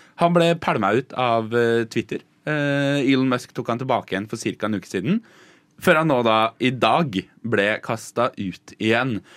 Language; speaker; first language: Norwegian; native; Norwegian